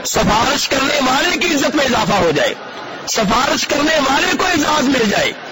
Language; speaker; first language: Urdu; native; Urdu